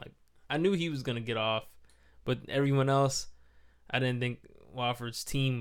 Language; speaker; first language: English; native; English